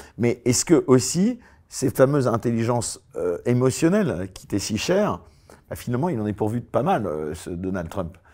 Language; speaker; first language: French; native; French